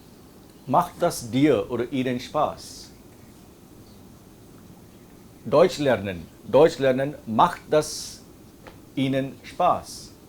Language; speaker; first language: German; non-native, fluent; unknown